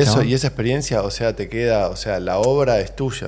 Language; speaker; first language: Spanish; native; Spanish